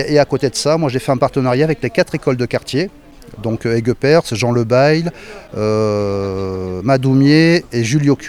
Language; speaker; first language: French; native; French